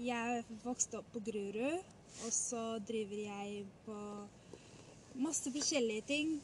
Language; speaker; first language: Norwegian; early bilingual, other home language; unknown